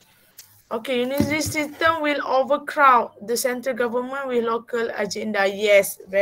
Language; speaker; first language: English; non-native, fluent; Malay